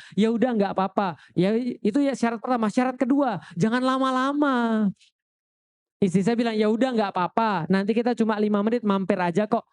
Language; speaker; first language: Indonesian; native; Indonesian